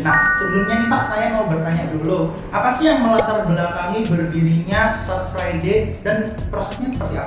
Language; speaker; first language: Indonesian; native; Indonesian